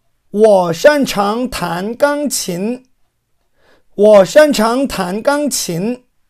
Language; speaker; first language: Chinese; non-native, fluent; Korean